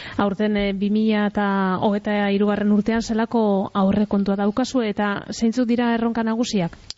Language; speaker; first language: Basque; native; Basque